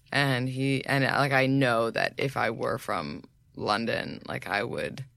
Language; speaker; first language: English; native; English